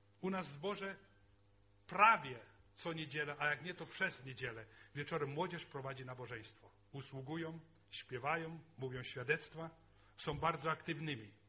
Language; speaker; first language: Polish; native; Polish